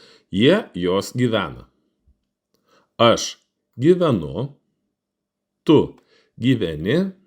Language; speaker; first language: Lithuanian; non-native, fluent; Russian